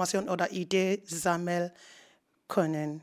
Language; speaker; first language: German; non-native, fluent; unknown